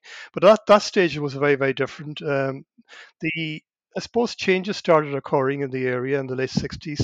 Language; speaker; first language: English; non-native, local second language; Irish